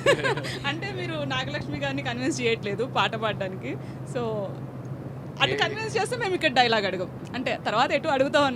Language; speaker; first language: Telugu; native; Telugu